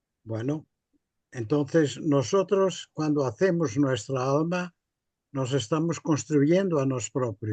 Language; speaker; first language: Spanish; non-native, fluent; Portuguese